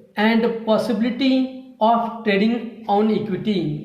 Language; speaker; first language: English; non-native, local second language; Marathi